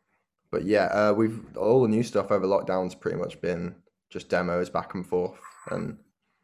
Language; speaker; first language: English; native; English